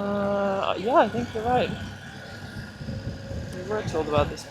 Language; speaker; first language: English; non-native, fluent; Dutch